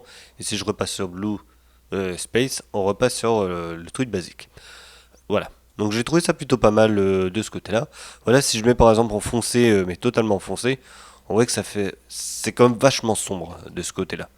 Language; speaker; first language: French; native; French